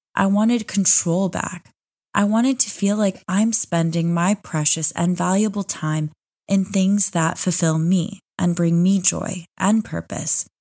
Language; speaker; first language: English; native; English